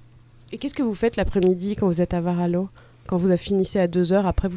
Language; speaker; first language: French; native; French